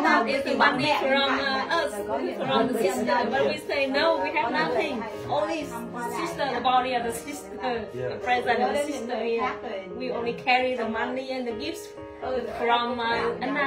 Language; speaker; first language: English; non-native, learner; Vietnamese